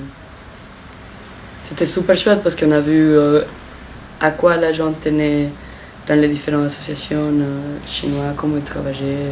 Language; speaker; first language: French; non-native, fluent; Spanish